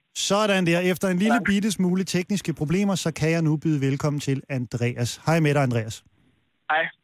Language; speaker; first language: Danish; native; Danish